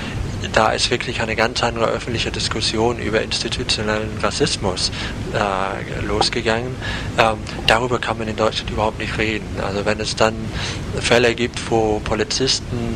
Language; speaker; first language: German; non-native, fluent; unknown